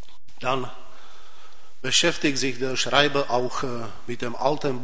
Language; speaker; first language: German; non-native, fluent; Czech